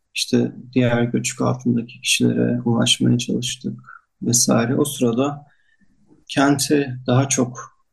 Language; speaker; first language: Turkish; native; Turkish